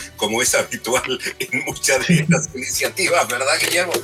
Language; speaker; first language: Spanish; native; Spanish